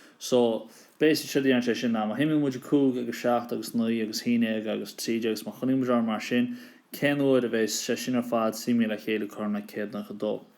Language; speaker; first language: Irish; native; Irish